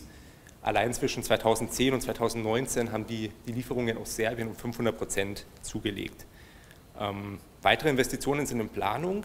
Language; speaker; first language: German; native; German